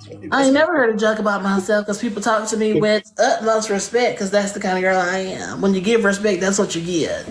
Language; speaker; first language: English; native; English